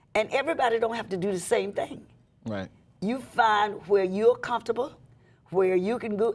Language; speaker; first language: English; native; English